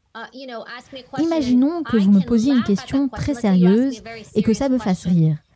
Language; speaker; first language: French; non-native, fluent; Greek